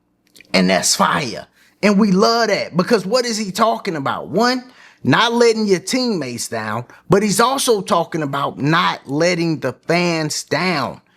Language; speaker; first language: English; native; English